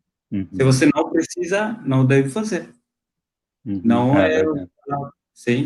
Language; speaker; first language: Portuguese; non-native, fluent; Hindi